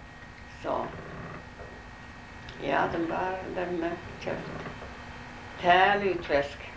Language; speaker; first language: Norwegian; early bilingual, heritage; Norwegian